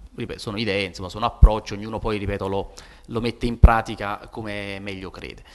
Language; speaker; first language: Italian; native; Italian